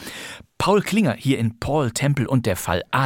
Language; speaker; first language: German; native; German